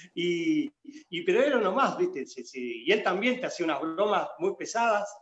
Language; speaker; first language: Spanish; native; Spanish